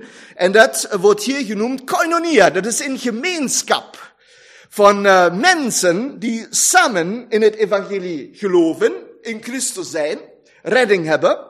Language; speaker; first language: Dutch; non-native, fluent; German